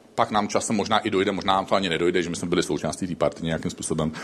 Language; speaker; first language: Czech; native; Czech